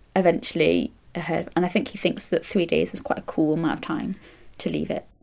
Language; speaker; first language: English; native; English